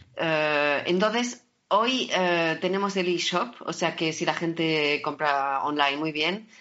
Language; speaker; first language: Spanish; early bilingual, heritage; French